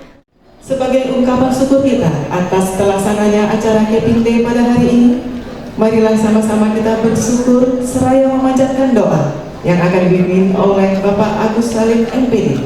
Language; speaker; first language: Indonesian; native; Indonesian